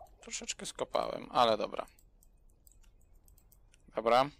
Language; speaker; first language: Polish; native; Polish